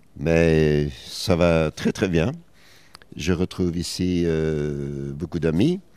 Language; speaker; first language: French; native; French